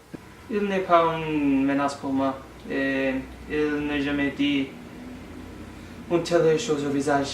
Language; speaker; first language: French; non-native, learner; English